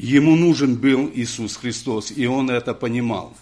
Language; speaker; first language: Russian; non-native, local second language; Ukrainian